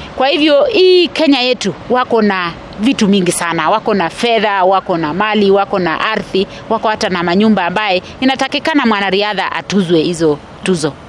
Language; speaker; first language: Swahili; non-native, local second language; Kalenjin